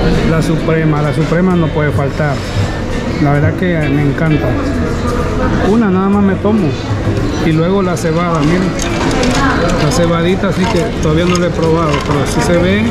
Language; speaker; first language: Spanish; native; Spanish